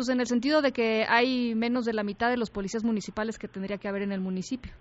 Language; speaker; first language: Spanish; native; Spanish